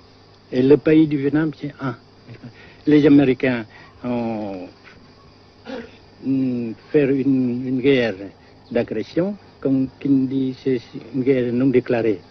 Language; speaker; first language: French; non-native, fluent; Vietnamese